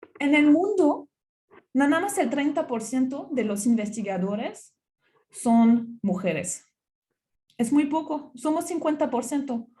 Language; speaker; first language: Spanish; non-native, fluent; French